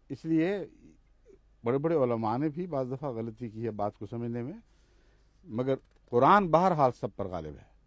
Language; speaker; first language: Urdu; native; Urdu